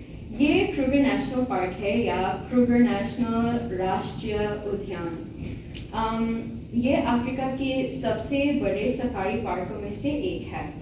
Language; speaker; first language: Hindi; non-native, learner; Bangla